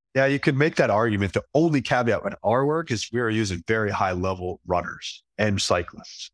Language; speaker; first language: English; native; English